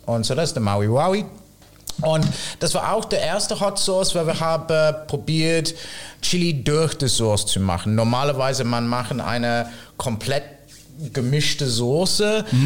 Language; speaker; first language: German; non-native, fluent; English